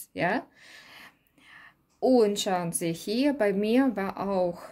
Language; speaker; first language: German; non-native, learner; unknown